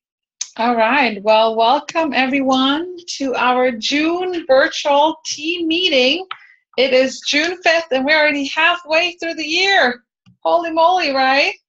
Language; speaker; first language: English; native; English